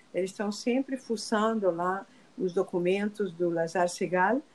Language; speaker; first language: Portuguese; non-native, fluent; Spanish